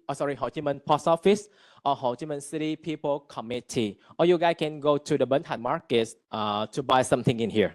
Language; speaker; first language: English; non-native, fluent; Vietnamese